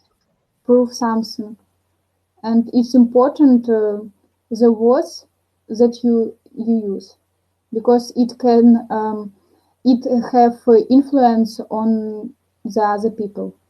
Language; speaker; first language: English; non-native, learner; Russian